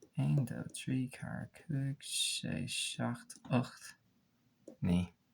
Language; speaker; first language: Irish; non-native, local second language; English